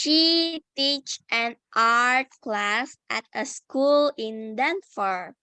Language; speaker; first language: English; non-native, learner; Indonesian